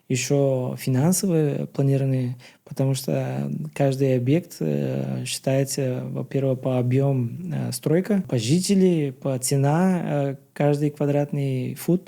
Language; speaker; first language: Russian; non-native, learner; Bulgarian